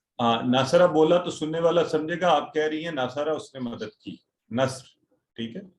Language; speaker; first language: Urdu; native; Urdu